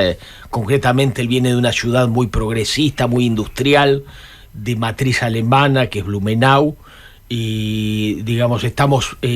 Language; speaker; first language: Spanish; native; Spanish